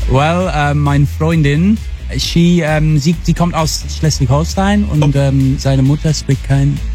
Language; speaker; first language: German; non-native, learner; English